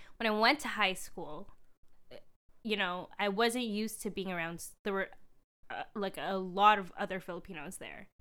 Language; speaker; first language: English; early bilingual, other home language; Filipino